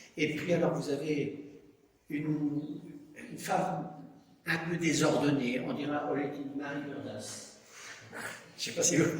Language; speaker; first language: French; native; French